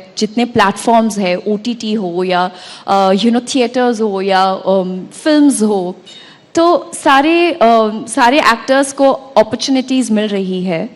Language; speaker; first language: Hindi; non-native, local second language; Marathi